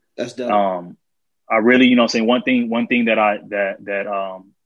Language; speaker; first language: English; native; English